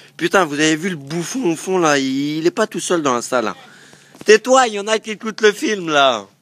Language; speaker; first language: French; native; French